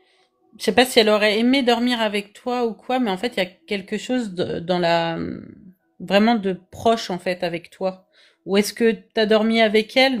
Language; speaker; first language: French; native; French